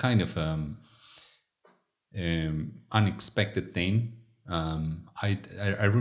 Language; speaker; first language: English; non-native, fluent; Spanish